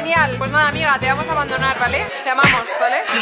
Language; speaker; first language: Spanish; native; Spanish